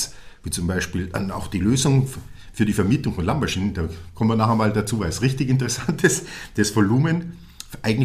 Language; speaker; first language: German; native; German